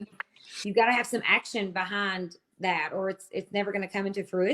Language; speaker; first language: English; native; English